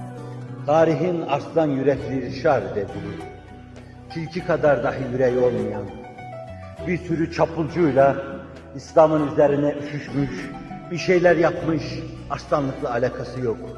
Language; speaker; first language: Turkish; native; Turkish